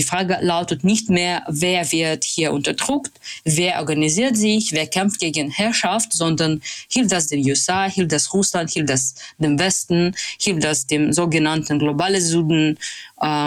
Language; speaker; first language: German; non-native, fluent; Russian